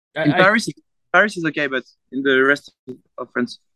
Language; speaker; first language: English; non-native, fluent; French